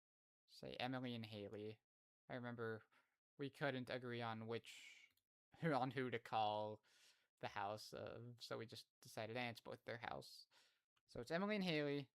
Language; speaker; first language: English; native; English